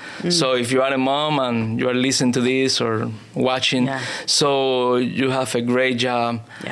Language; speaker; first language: English; non-native, learner; Spanish